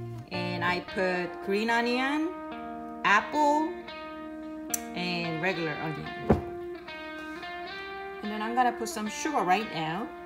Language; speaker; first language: English; non-native, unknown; Korean